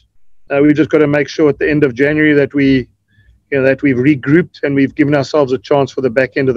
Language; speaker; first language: English; native; English